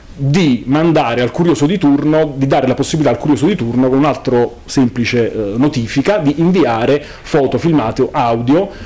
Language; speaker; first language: Italian; native; Italian